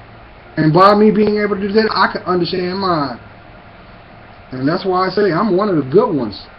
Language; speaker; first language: English; native; English